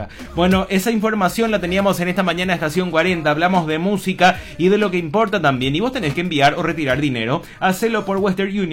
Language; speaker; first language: Spanish; native; Spanish